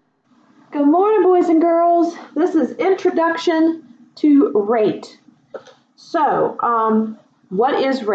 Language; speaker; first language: English; native; English